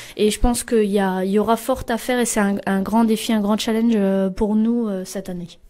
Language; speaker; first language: French; native; French